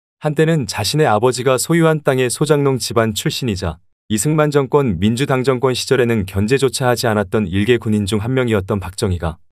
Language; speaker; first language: Korean; native; Korean